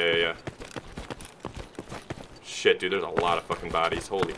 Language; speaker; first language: English; native; English